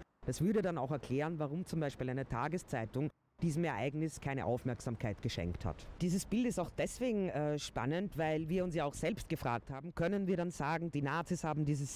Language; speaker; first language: German; native; German